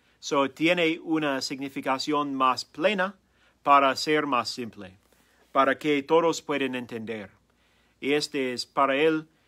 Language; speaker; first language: Spanish; non-native, fluent; English